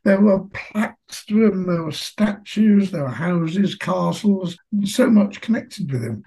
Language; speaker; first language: English; native; English